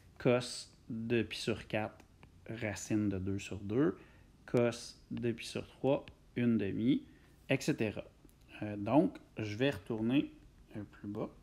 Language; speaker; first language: French; native; French